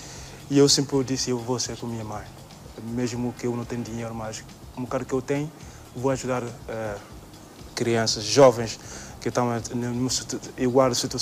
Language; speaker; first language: Portuguese; non-native, learner; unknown